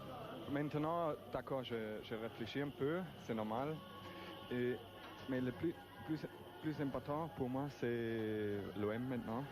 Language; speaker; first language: French; non-native, learner; German